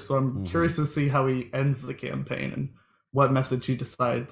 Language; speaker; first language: English; native; English